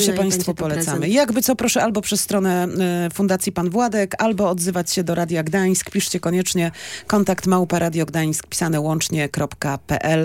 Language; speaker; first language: Polish; native; Polish